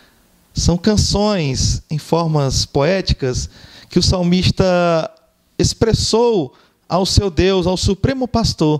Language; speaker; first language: Portuguese; native; Portuguese